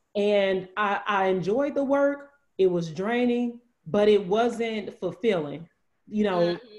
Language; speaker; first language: English; native; English